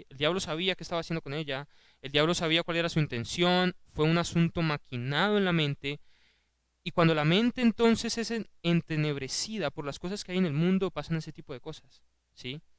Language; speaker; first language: Spanish; native; Spanish